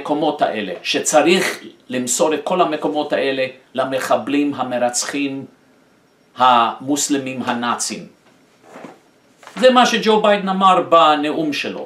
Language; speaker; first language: Hebrew; non-native, fluent; English